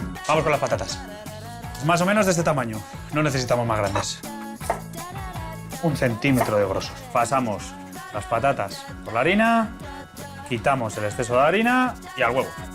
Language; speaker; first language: Spanish; native; Spanish